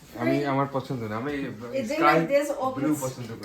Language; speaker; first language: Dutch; non-native, learner; Bangla